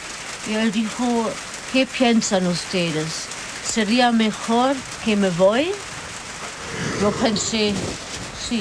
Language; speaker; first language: Spanish; early bilingual, other home language; German